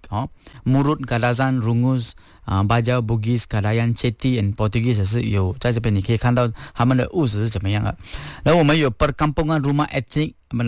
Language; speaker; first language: Chinese; non-native, local second language; Tamil